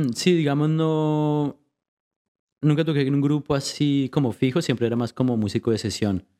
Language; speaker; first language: Spanish; native; Spanish